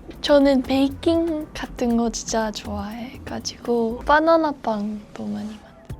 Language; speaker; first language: Korean; non-native, fluent; English